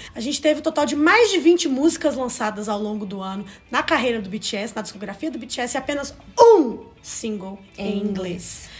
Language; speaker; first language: Portuguese; native; Portuguese